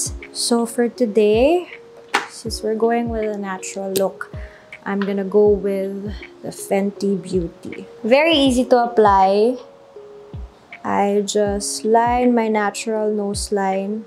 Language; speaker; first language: English; non-native, local second language; Filipino